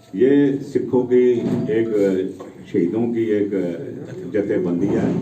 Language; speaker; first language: Hindi; non-native, local second language; Punjabi